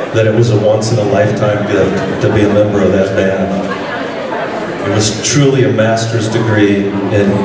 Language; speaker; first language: English; native; English